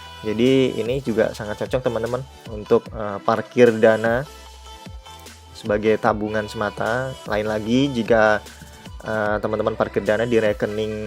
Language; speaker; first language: Indonesian; native; Indonesian